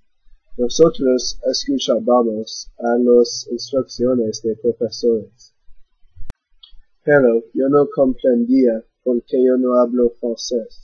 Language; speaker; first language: Spanish; non-native, learner; English